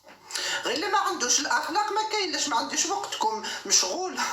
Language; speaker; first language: Arabic; native; Arabic